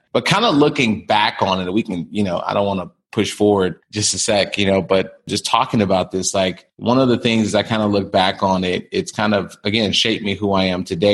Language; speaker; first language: English; native; English